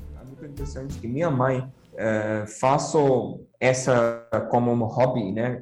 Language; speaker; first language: Portuguese; non-native, fluent; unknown